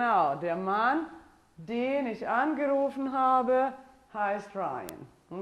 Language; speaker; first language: German; non-native, fluent; English